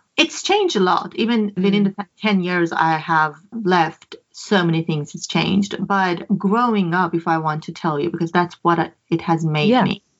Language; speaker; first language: English; non-native, fluent; Persian